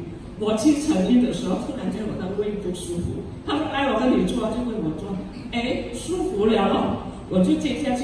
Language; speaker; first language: Chinese; early bilingual, heritage; Chinese